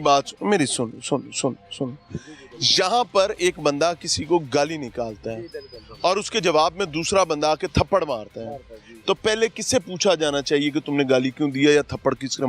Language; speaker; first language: Hindi; non-native, local second language; Punjabi